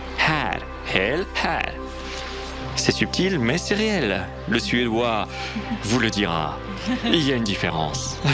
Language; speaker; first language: French; native; French